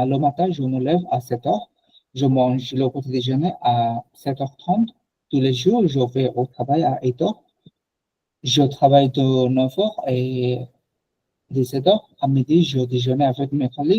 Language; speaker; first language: French; non-native, fluent; Bangla